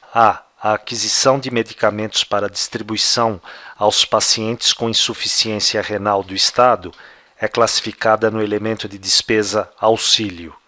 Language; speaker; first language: Portuguese; native; Portuguese